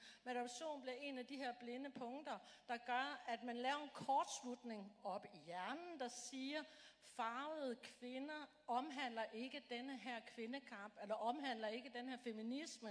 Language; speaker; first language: Danish; native; Danish